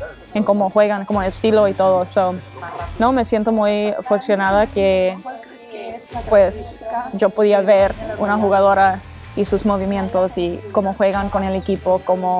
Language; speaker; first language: Spanish; early bilingual, heritage; English